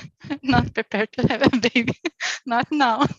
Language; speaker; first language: English; non-native, learner; Portuguese